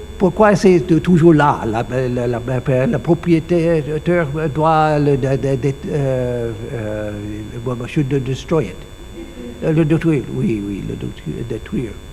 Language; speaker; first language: French; non-native, learner; English